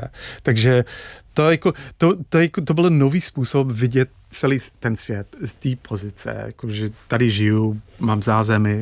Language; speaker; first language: Czech; non-native, fluent; English